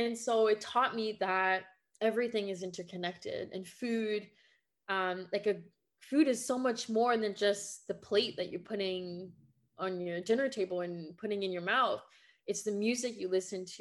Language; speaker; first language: English; non-native, fluent; French